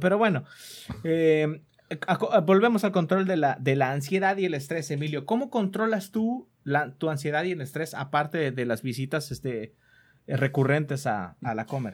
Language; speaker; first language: Spanish; native; Spanish